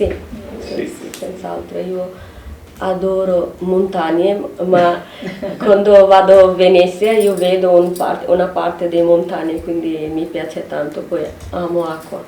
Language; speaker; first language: Italian; non-native, fluent; Bangla